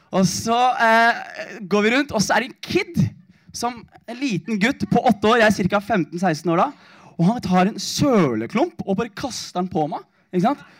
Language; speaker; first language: Norwegian; early bilingual, other home language; Somali